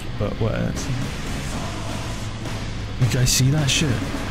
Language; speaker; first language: English; native; English